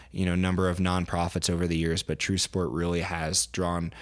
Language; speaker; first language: English; native; English